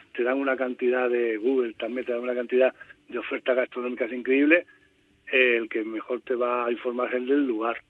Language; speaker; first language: Spanish; native; Spanish